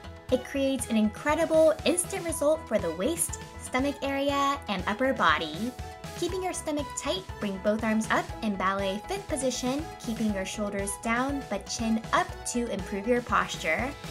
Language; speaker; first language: English; early bilingual, other home language; Japanese